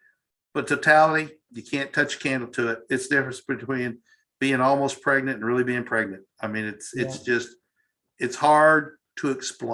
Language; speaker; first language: English; native; English